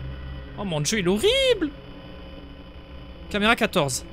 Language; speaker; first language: French; native; French